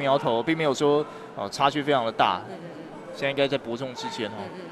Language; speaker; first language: Chinese; native; Chinese